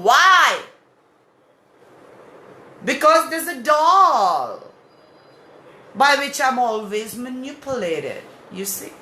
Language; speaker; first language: English; non-native, local second language; Hindi